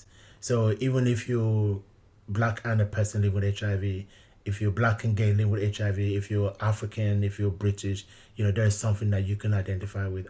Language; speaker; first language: English; non-native, local second language; Yoruba